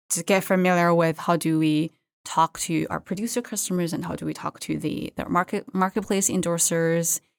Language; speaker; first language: English; non-native, fluent; Chinese